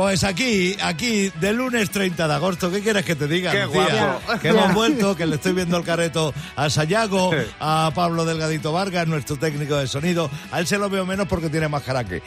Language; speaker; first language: Spanish; native; Spanish